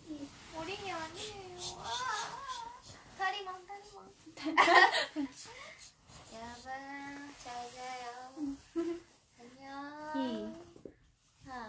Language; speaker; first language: Korean; non-native, fluent; Japanese